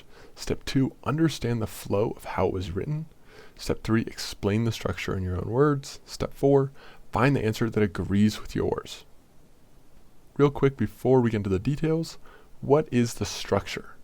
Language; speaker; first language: English; native; English